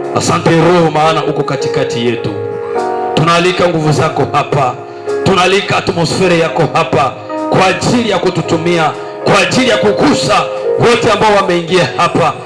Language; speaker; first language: Swahili; non-native, local second language; Nande